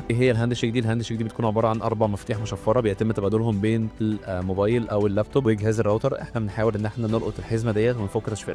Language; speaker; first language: Arabic; native; Arabic